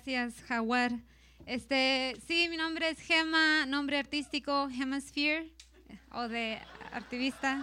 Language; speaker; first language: Spanish; early bilingual, heritage; Spanish